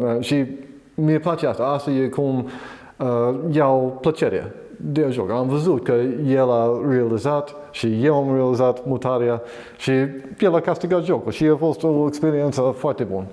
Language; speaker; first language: Romanian; non-native, learner; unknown